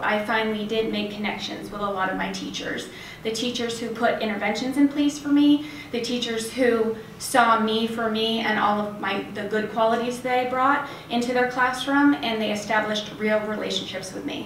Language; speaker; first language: English; native; English